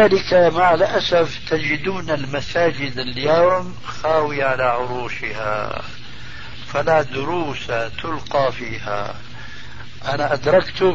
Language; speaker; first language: Arabic; early bilingual, other home language; Albanian